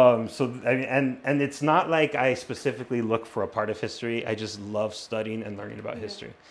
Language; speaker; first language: English; early bilingual, other home language; Spanish